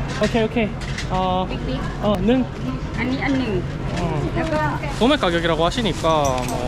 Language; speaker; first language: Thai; non-native, learner; Korean